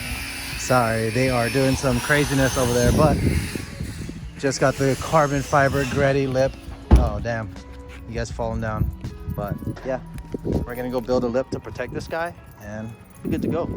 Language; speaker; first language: English; native; English